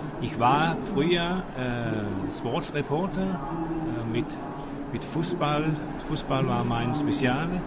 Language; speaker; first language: German; non-native, learner; Danish